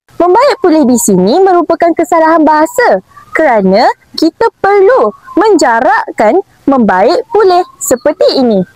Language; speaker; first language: Malay; native; Malay